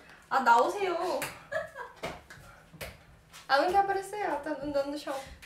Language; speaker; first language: Portuguese; native; Portuguese